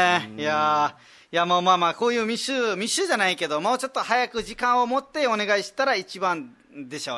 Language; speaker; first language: Japanese; non-native, fluent; Nepali